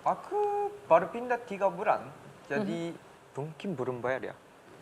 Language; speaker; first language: Indonesian; early bilingual, heritage; Japanese